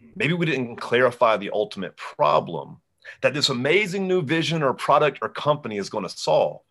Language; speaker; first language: English; native; English